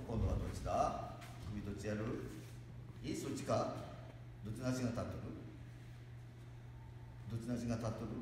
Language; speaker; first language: Japanese; native; Japanese